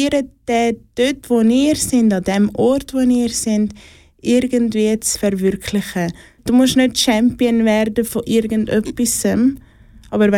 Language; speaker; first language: German; native; German